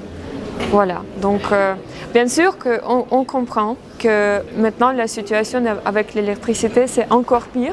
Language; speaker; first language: French; non-native, fluent; Ukrainian